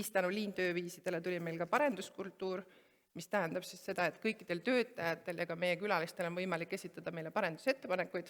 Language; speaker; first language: Estonian; native; Estonian